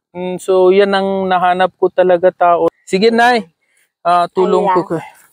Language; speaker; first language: Filipino; non-native, learner; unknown